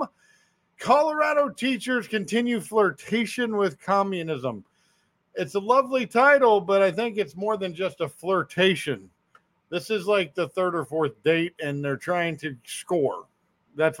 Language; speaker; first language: English; native; English